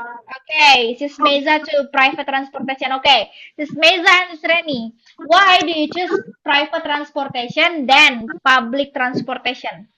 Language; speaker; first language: English; non-native, learner; Indonesian